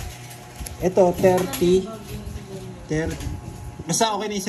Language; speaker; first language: Filipino; native; Filipino